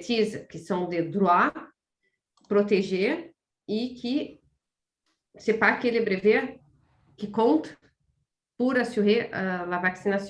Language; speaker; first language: French; non-native, fluent; Portuguese